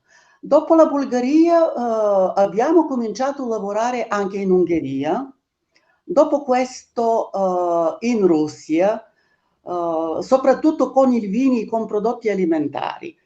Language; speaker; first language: Italian; non-native, fluent; Bulgarian